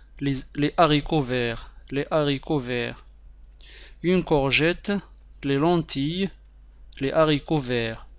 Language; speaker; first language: French; non-native, fluent; Arabic